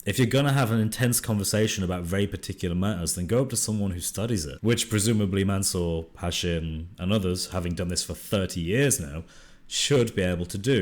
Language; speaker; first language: English; native; English